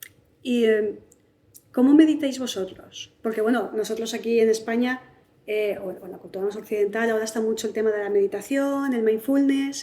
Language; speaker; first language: Spanish; native; Spanish